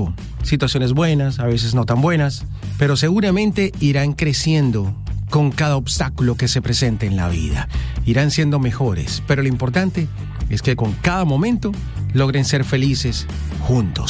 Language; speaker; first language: Spanish; native; Spanish